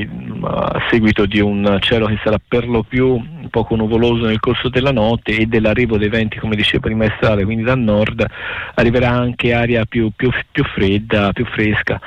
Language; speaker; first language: Italian; native; Italian